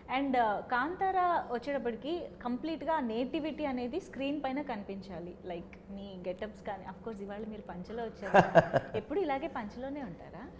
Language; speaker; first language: Telugu; native; Telugu